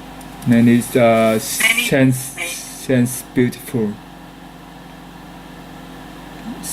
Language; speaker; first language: English; non-native, learner; Vietnamese